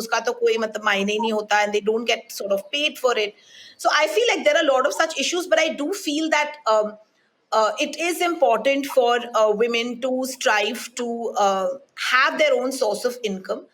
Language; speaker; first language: English; non-native, local second language; Hindi